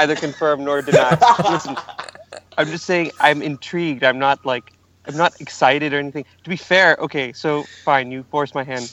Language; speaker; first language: English; native; English